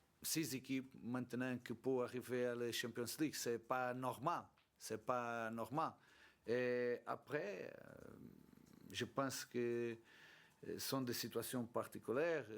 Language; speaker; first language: French; non-native, learner; Portuguese